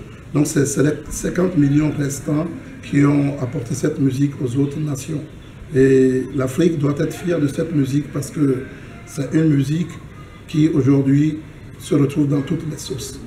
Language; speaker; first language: French; non-native, local second language; Ewe